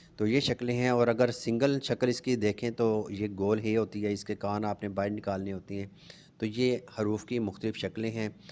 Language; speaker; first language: Urdu; non-native, local second language; Punjabi